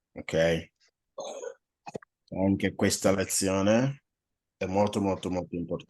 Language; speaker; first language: Italian; non-native, fluent; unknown